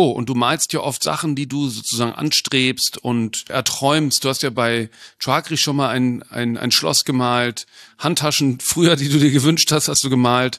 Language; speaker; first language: German; native; German